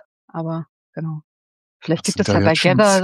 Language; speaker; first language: German; native; German